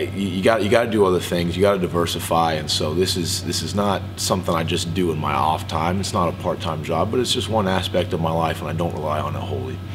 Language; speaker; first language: English; native; English